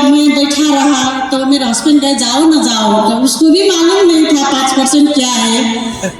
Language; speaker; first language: Hindi; non-native, learner; Nepali